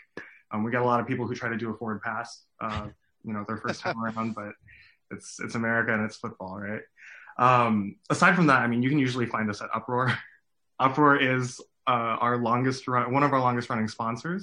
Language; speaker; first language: English; non-native, local second language; Cantonese